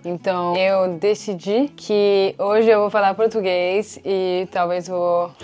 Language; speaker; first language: Portuguese; non-native, learner; French